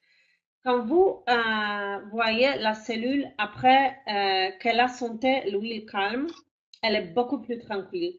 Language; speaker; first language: French; non-native, fluent; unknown